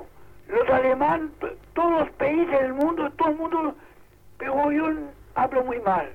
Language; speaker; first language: Spanish; non-native, local second language; Catalan